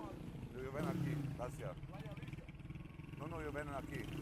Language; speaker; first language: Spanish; non-native, learner; German